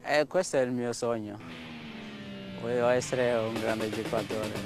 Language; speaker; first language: Italian; non-native, learner; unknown